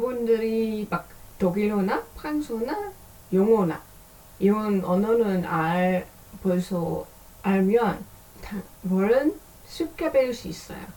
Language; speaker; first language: Korean; non-native, learner; Dutch